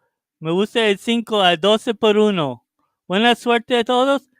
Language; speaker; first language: Spanish; early bilingual, heritage; Spanish